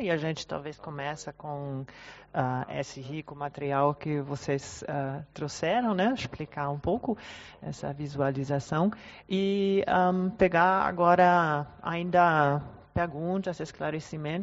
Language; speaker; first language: Portuguese; non-native, fluent; German